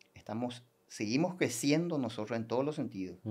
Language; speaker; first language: Spanish; native; Spanish